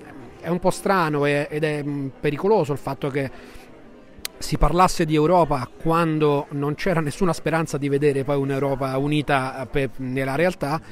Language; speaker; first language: Italian; native; Italian